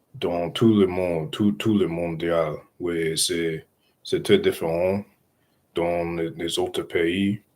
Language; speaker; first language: French; non-native, learner; English